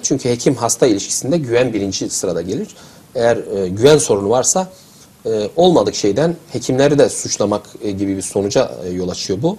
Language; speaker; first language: Turkish; native; Turkish